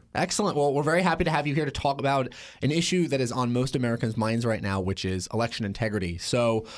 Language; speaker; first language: English; native; English